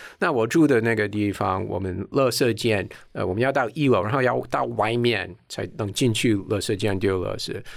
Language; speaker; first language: Chinese; non-native, fluent; English